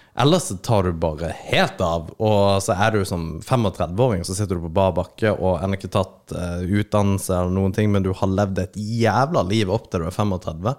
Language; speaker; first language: Norwegian; native; Norwegian